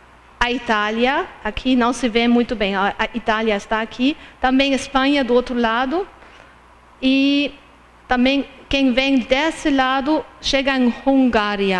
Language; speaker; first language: Portuguese; non-native, fluent; German